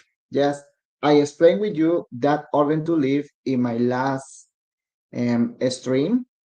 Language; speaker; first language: English; non-native, learner; Spanish